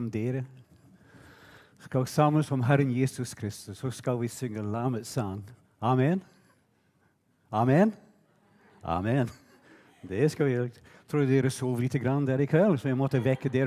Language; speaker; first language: Norwegian; non-native, fluent; English